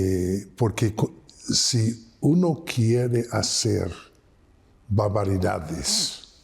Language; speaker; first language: Spanish; non-native, fluent; English